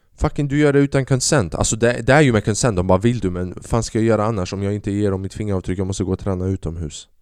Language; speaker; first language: Swedish; early bilingual, other home language; Albanian